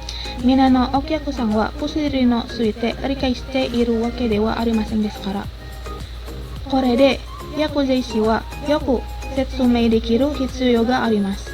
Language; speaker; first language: Japanese; non-native, learner; Indonesian